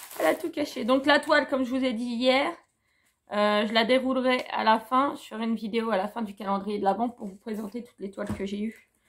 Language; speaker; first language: French; native; French